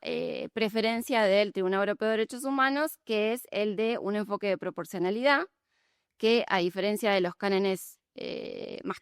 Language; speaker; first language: Spanish; native; Spanish